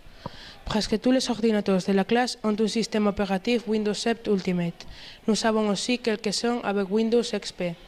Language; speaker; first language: French; non-native, learner; Spanish